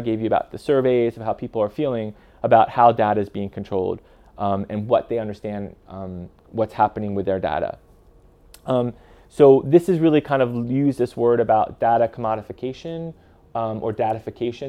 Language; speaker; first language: English; native; English